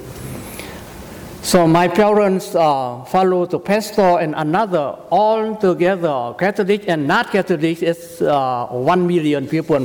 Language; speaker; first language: English; non-native, learner; Vietnamese